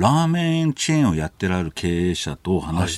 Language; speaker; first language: Japanese; native; Japanese